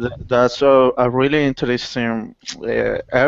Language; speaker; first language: English; non-native, learner; Spanish